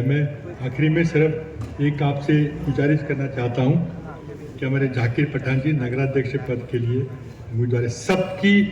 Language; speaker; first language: Hindi; non-native, local second language; Marathi